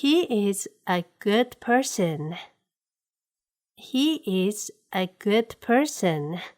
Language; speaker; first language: English; non-native, fluent; Japanese